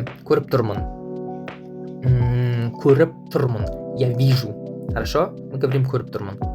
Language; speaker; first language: Kazakh; non-native, learner; Russian